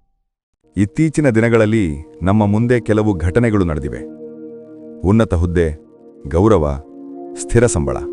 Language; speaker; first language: Kannada; native; Kannada